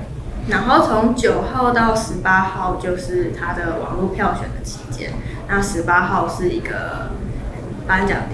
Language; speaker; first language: Chinese; native; Chinese